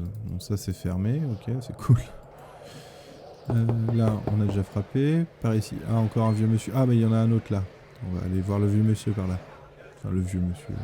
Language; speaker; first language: French; native; French